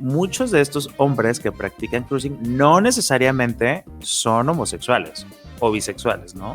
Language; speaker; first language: Spanish; native; Spanish